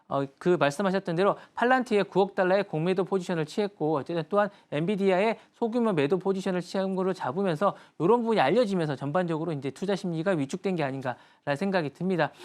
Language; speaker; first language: Korean; native; Korean